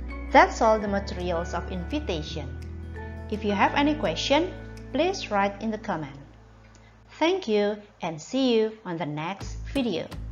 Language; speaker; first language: English; non-native, fluent; Indonesian